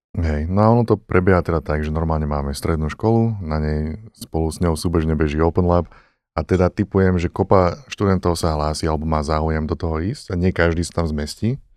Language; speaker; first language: Slovak; native; Slovak